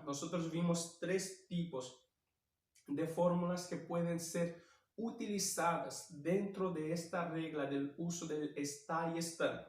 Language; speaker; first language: Spanish; non-native, fluent; Portuguese